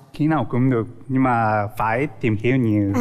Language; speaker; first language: Vietnamese; non-native, learner; Japanese